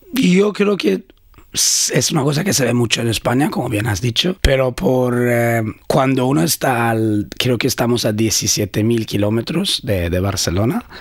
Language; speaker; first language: Spanish; non-native, fluent; Swedish